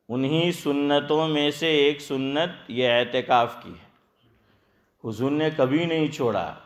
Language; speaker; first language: Hindi; non-native, local second language; Gujarati